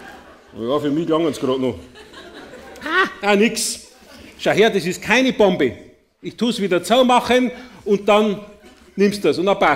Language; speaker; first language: German; native; German